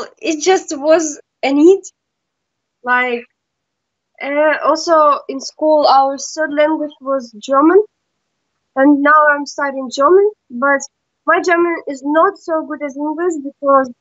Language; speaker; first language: English; non-native, learner; Russian